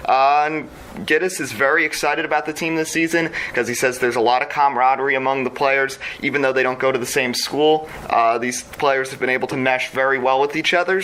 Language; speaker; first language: English; native; English